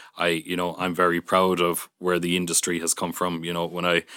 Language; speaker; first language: English; native; English